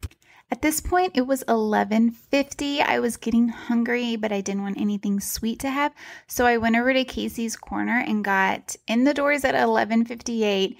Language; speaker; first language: English; native; English